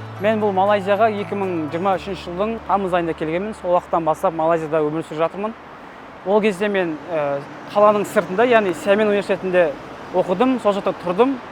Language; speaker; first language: Kazakh; native; Kazakh